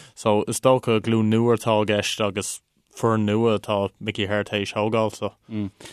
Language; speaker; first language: Irish; native; Irish